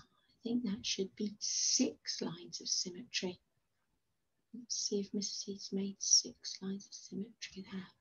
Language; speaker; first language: English; native; English